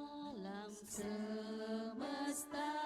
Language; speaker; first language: Indonesian; native; Indonesian